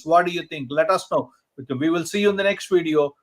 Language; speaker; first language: English; non-native, local second language; Hindi